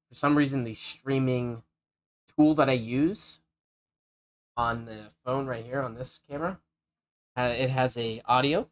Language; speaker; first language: English; native; English